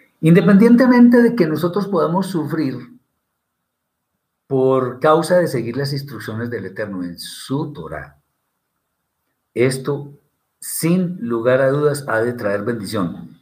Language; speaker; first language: Spanish; native; Spanish